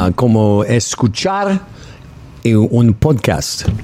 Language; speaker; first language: Spanish; non-native, learner; English